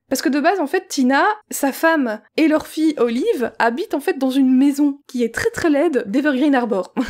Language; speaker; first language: French; native; French